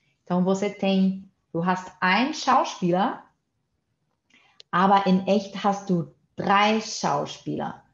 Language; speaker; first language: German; non-native, fluent; Portuguese